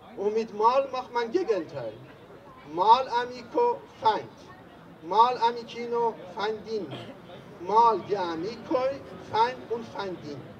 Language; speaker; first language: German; non-native, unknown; Persian